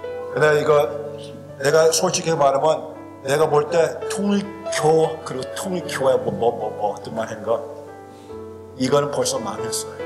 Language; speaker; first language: Korean; early bilingual, heritage; Korean